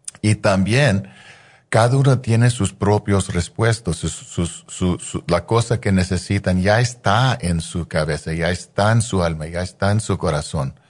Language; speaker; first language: Spanish; non-native, fluent; English